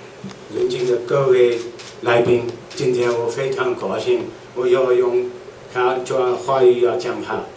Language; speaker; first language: Chinese; non-native, learner; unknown